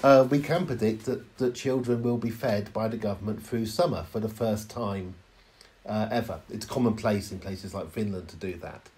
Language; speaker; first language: English; native; English